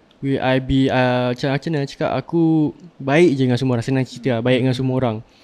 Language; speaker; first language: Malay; native; Malay